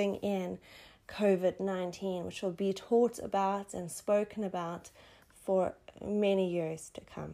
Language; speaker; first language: English; native; English